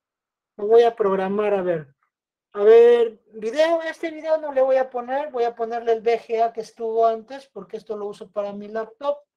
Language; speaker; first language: Spanish; native; Spanish